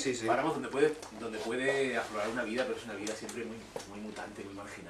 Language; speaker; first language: Spanish; native; Spanish